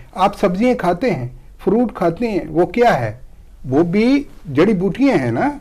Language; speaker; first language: Urdu; non-native, local second language; Punjabi